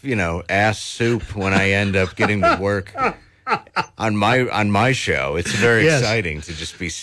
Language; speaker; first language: English; native; English